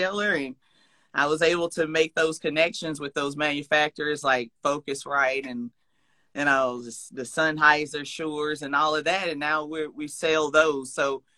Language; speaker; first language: English; native; English